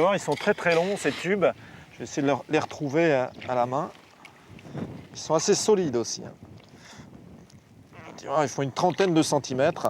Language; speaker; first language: French; native; French